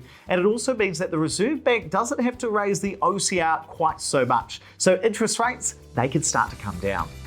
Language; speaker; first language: English; native; English